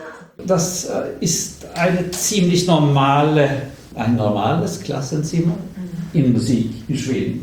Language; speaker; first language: German; non-native, learner; Swedish